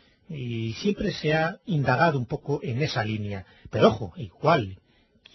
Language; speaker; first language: Spanish; native; Spanish